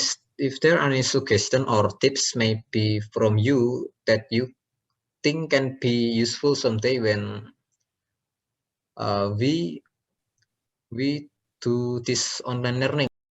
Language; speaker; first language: English; non-native, learner; Indonesian